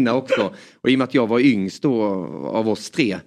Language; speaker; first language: Swedish; native; Swedish